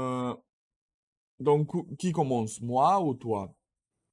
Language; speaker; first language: French; non-native, learner; Russian